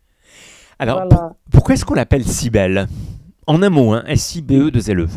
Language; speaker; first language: French; native; French